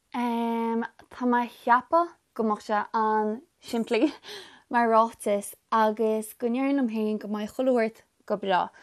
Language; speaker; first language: Irish; native; Irish